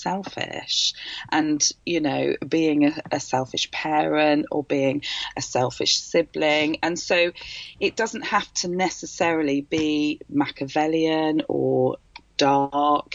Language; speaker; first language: English; native; English